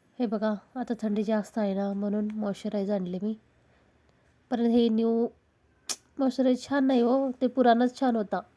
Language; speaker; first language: Marathi; non-native, local second language; Hindi